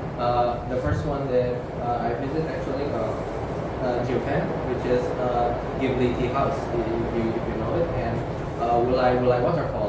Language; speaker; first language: English; non-native, learner; Indonesian